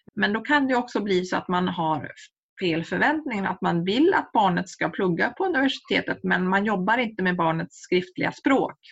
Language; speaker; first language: Swedish; native; Swedish